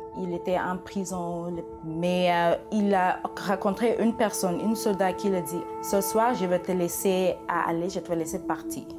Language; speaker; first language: French; non-native, fluent; Swahili